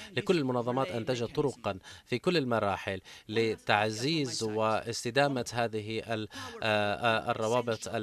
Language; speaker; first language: Arabic; non-native, fluent; Italian